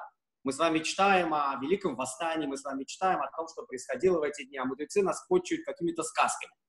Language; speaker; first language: Russian; native; Russian